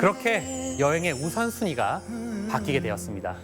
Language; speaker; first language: Korean; native; Korean